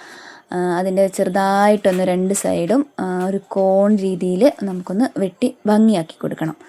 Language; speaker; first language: Malayalam; native; Malayalam